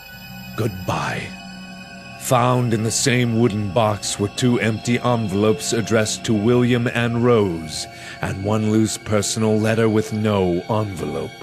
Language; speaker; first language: English; native; English